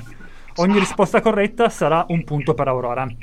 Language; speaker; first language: Italian; native; Italian